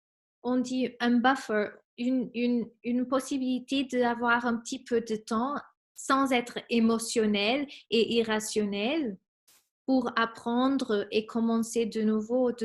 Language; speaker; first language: French; non-native, fluent; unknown